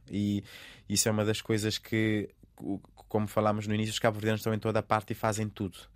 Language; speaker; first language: Portuguese; non-native, local second language; Kabuverdianu